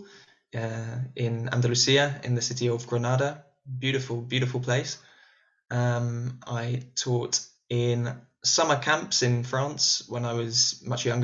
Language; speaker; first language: English; native; English